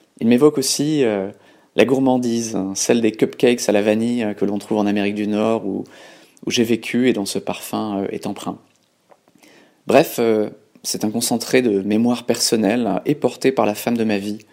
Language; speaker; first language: French; native; French